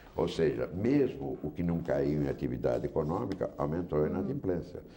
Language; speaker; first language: Portuguese; native; Portuguese